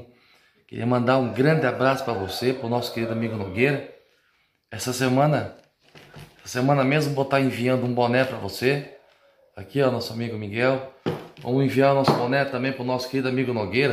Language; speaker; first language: Portuguese; native; Portuguese